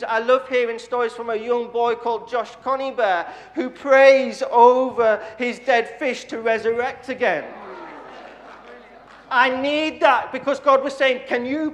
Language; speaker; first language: English; native; English